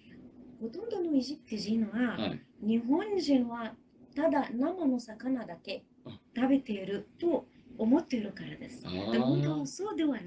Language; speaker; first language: Japanese; non-native, learner; Arabic